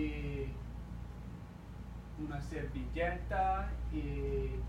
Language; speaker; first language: Spanish; non-native, fluent; English